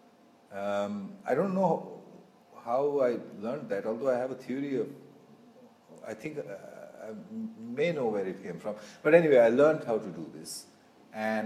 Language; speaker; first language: English; non-native, local second language; Bangla